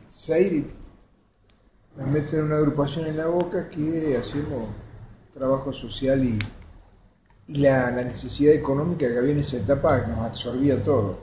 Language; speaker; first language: Spanish; native; Spanish